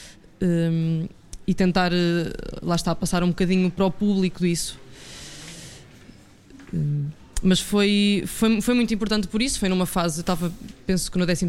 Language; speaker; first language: Portuguese; native; Portuguese